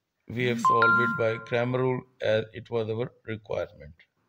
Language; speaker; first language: English; non-native, local second language; Urdu